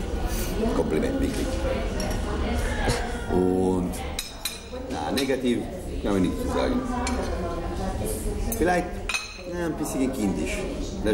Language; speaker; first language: German; non-native, fluent; Italian